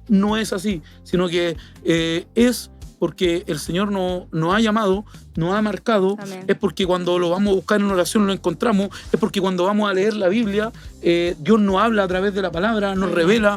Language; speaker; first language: Spanish; native; Spanish